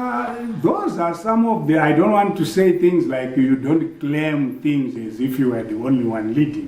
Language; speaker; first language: English; non-native, local second language; Shona